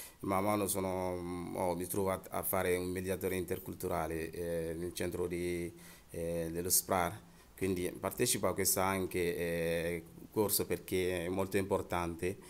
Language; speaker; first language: Italian; non-native, fluent; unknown